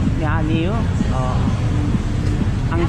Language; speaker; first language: Vietnamese; non-native, learner; Korean